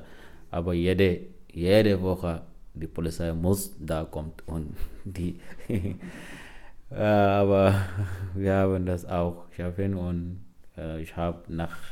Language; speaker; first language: German; non-native, learner; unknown